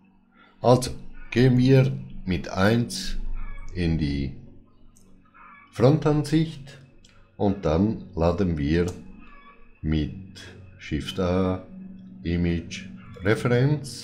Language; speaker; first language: German; non-native, fluent; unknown